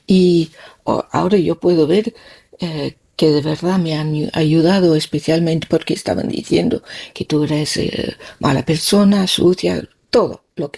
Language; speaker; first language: Spanish; non-native, learner; Danish